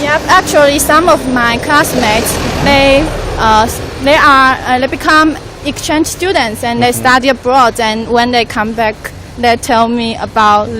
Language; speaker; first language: English; non-native, fluent; Chinese